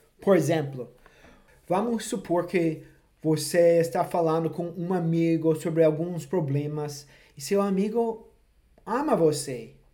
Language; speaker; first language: Portuguese; non-native, fluent; English